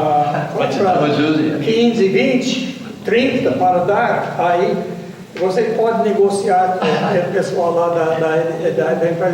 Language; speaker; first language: Portuguese; non-native, fluent; English